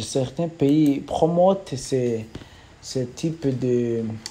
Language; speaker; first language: French; non-native, learner; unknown